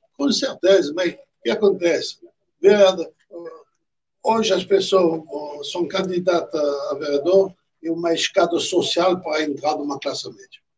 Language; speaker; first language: Portuguese; non-native, fluent; French